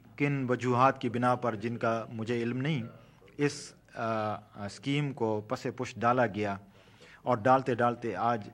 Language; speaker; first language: Urdu; non-native, local second language; Saraiki